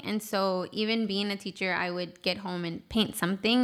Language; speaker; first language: English; early bilingual, other home language; Spanish